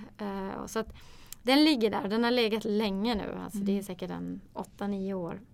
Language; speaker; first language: Swedish; native; Swedish